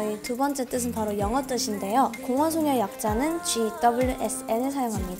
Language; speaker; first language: Korean; native; Korean